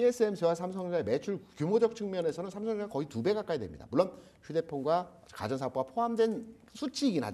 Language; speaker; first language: Korean; native; Korean